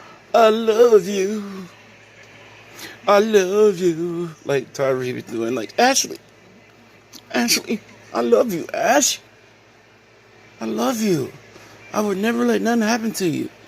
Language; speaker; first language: English; native; English